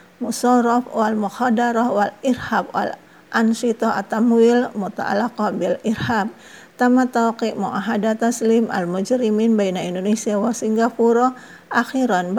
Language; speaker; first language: Arabic; non-native, fluent; Indonesian